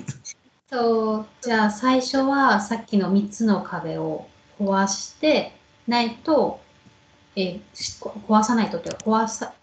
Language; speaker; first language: Japanese; native; Japanese